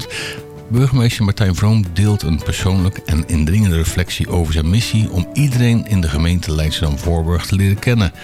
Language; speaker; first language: Dutch; native; Dutch